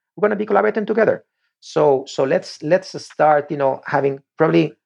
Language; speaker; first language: English; non-native, fluent; Spanish